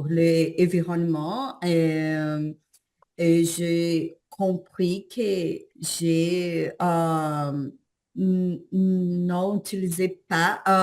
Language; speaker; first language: French; non-native, learner; Portuguese